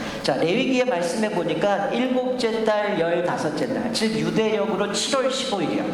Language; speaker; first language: Korean; native; Korean